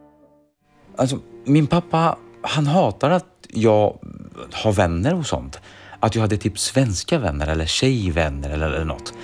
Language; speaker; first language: Swedish; early bilingual, other home language; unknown